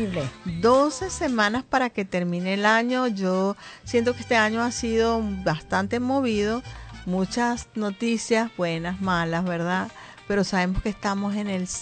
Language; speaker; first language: Spanish; native; Spanish